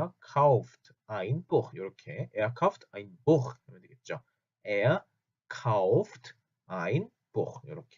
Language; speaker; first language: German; non-native, fluent; Korean